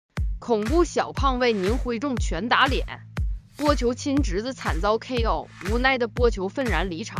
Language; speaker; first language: Chinese; native; Chinese